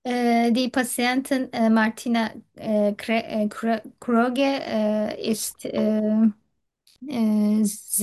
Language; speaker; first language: German; non-native, learner; Turkish